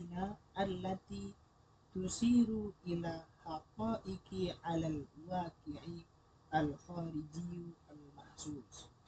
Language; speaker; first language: Arabic; non-native, learner; Indonesian